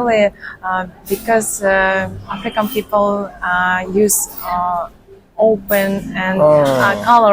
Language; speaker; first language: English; non-native, learner; Russian